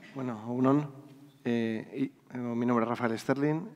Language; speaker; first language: Spanish; native; Spanish